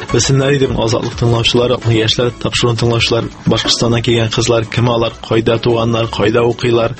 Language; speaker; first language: Tatar; native; Tatar